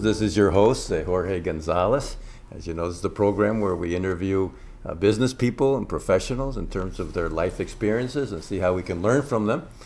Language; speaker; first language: English; non-native, local second language; Spanish